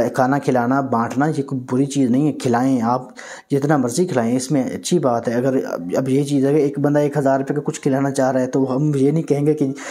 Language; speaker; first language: Urdu; non-native, local second language; Punjabi